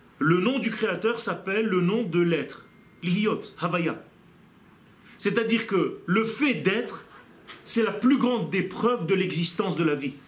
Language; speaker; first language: French; non-native, fluent; Hebrew